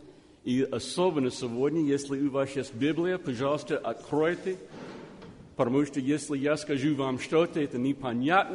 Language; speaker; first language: Russian; non-native, learner; English